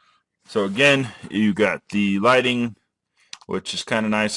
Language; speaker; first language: English; native; English